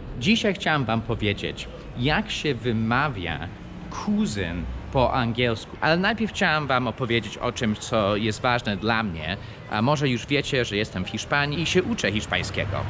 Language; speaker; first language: Polish; non-native, fluent; English